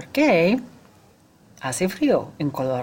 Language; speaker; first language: Spanish; non-native, fluent; English